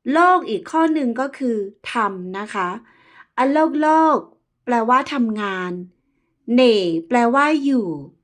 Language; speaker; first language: Thai; native; Thai